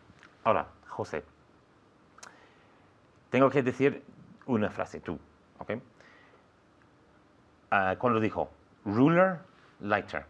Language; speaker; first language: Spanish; non-native, fluent; English